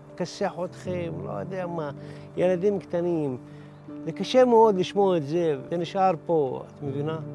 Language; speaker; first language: Hebrew; non-native, local second language; Arabic